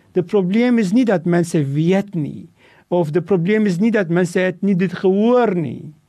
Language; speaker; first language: Afrikaans; non-native, local second language; English